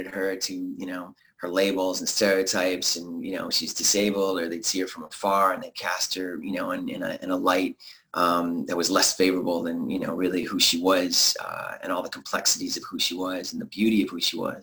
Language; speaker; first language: English; native; English